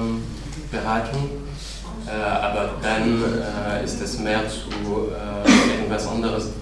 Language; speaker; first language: German; non-native, fluent; French